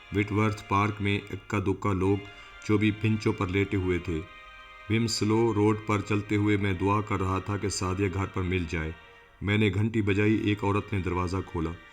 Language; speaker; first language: Urdu; non-native, local second language; Sindhi